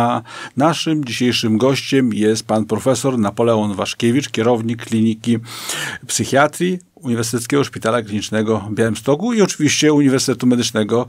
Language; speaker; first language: Polish; native; Polish